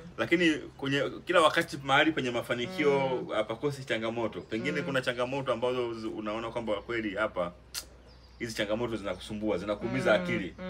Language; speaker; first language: Swahili; native; Swahili